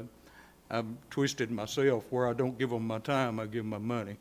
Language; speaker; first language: English; native; English